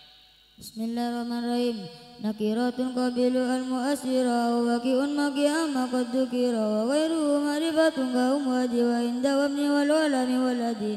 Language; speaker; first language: Arabic; non-native, learner; Indonesian